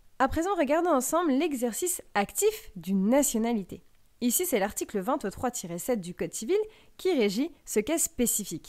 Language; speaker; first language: French; native; French